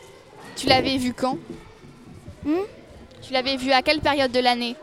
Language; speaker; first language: French; native; French